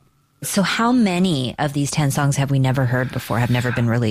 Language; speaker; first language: English; native; English